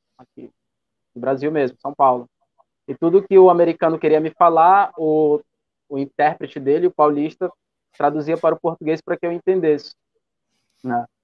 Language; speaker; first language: Portuguese; native; Portuguese